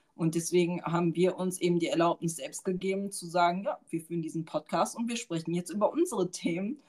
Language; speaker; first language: German; early bilingual, other home language; Turkish